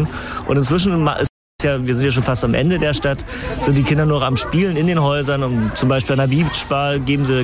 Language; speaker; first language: German; native; German